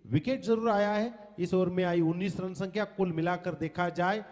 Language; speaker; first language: Hindi; non-native, local second language; Marathi